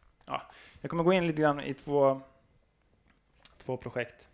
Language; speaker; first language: Swedish; native; Swedish